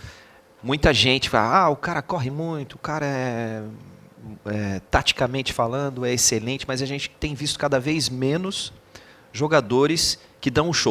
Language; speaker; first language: Portuguese; native; Portuguese